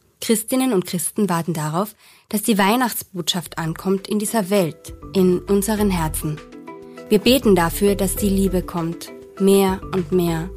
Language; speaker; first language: German; native; German